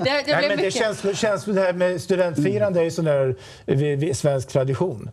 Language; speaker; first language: Swedish; native; Swedish